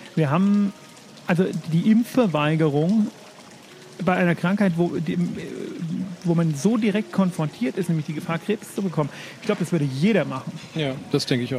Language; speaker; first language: German; native; German